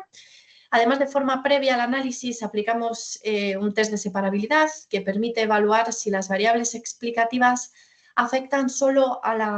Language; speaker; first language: Spanish; native; Spanish